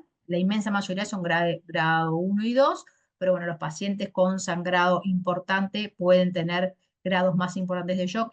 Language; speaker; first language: Spanish; native; Spanish